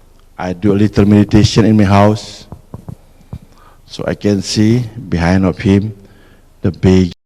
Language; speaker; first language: English; non-native, fluent; Indonesian